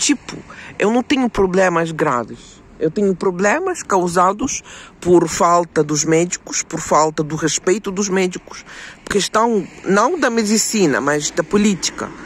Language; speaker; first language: Portuguese; non-native, fluent; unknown